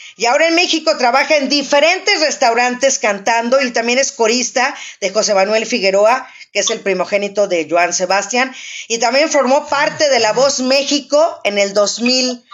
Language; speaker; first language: Spanish; native; Spanish